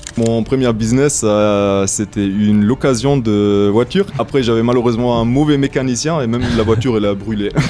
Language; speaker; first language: French; non-native, fluent; German